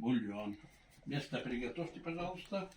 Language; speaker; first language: Russian; non-native, local second language; Tatar